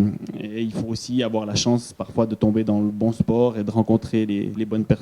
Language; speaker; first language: French; native; French